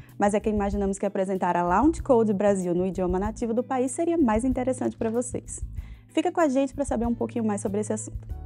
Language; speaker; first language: Portuguese; native; Portuguese